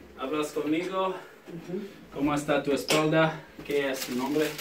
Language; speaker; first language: Spanish; non-native, learner; English